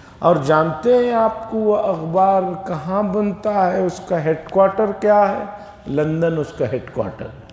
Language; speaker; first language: Urdu; native; Urdu